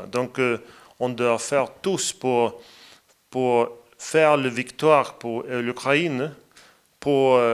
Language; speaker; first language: French; non-native, fluent; Latvian